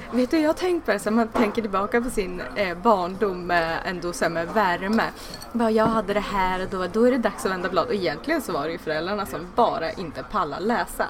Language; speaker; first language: Swedish; native; Swedish